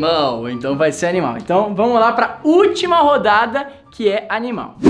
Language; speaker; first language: Portuguese; native; Portuguese